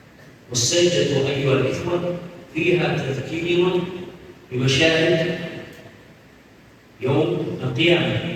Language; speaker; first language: Arabic; native; Arabic